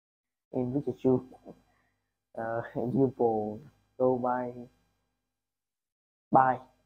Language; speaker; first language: English; non-native, learner; Vietnamese